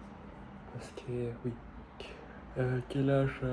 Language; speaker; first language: French; non-native, learner; Russian